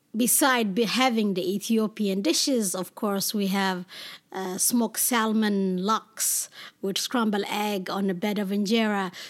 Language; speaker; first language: English; non-native, fluent; Amharic